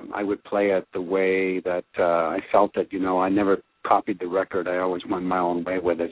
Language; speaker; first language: English; early bilingual, other home language; French